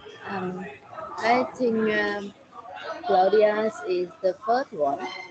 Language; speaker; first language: English; non-native, learner; Vietnamese